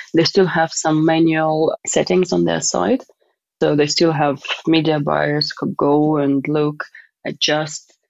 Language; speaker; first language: English; non-native, fluent; Russian